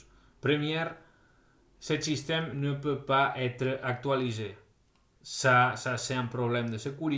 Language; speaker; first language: French; non-native, fluent; Spanish